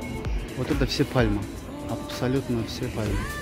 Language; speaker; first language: Russian; non-native, learner; Azerbaijani